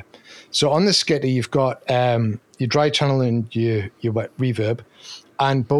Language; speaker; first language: English; native; English